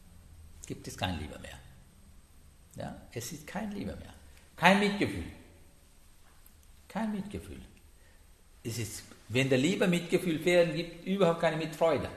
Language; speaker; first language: German; non-native, learner; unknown